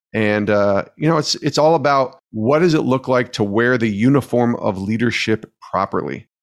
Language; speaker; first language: English; native; English